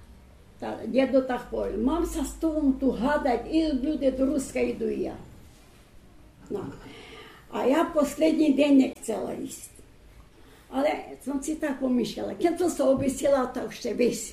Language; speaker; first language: Slovak; early bilingual, heritage; Slovak